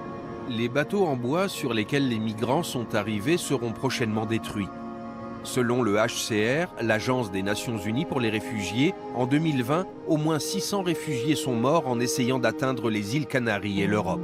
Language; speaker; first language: French; native; French